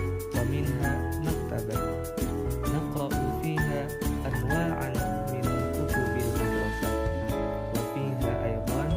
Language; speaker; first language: Arabic; non-native, learner; Indonesian